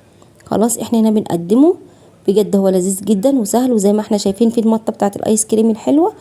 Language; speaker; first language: Arabic; native; Arabic